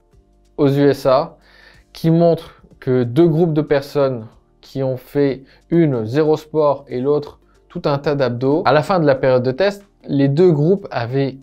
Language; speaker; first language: French; native; French